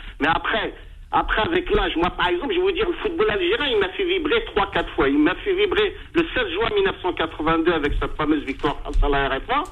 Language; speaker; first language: French; early bilingual, other home language; Arabic